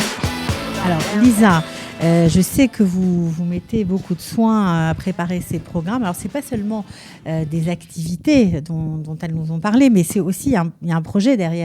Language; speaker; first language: French; native; French